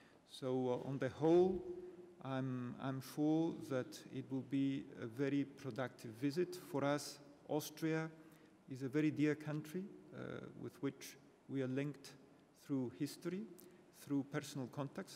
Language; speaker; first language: English; non-native, fluent; Spanish